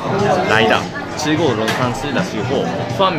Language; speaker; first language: Chinese; non-native, learner; Japanese